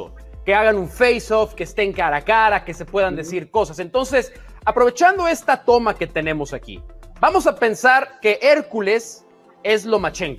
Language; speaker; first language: Spanish; native; Spanish